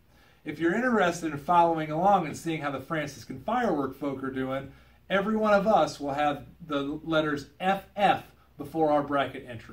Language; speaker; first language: English; native; English